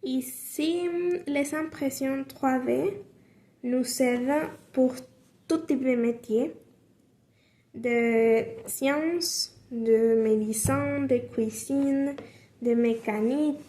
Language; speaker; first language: French; non-native, learner; Spanish